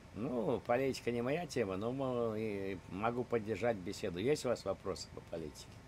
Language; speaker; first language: Russian; native; Russian